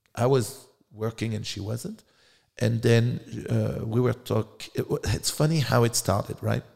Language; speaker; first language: English; non-native, fluent; French